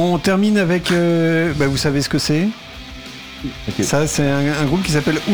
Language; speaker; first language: French; native; French